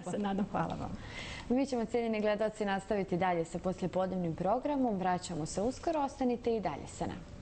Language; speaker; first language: Bosnian; native; Bosnian